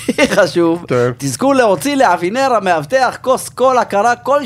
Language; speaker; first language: Hebrew; native; Hebrew